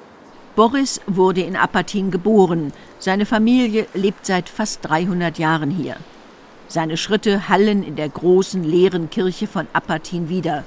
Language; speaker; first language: German; native; German